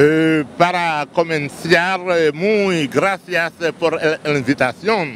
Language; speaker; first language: Spanish; non-native, local second language; Haitian Creole